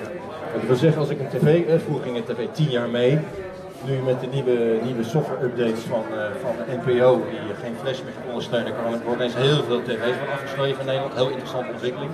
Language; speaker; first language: Dutch; native; Dutch